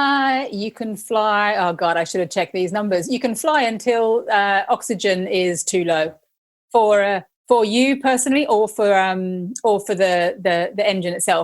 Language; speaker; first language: English; native; English